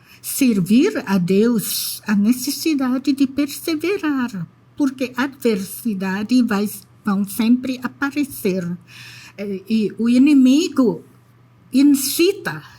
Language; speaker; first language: Portuguese; non-native, fluent; Indonesian